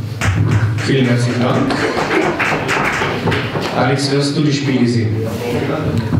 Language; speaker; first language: German; native; German